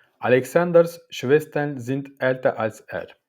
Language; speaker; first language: German; non-native, learner; Turkish